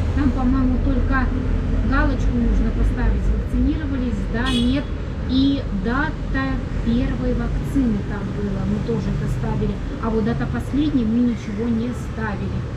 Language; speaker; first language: Russian; native; Russian